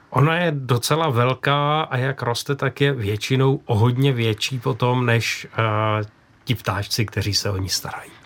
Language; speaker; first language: Czech; native; Czech